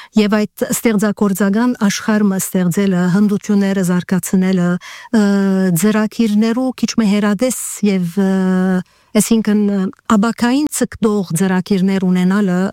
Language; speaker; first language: Armenian; early bilingual, heritage; Armenian